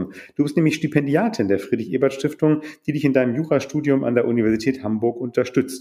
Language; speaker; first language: German; native; German